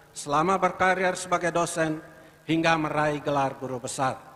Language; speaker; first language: Indonesian; non-native, local second language; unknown